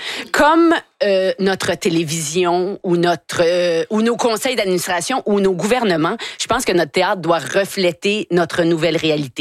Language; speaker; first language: French; native; French